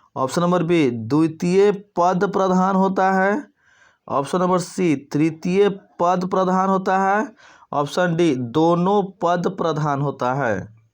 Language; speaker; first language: Hindi; native; Hindi